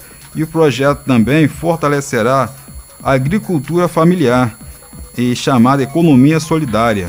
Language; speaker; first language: Portuguese; native; Portuguese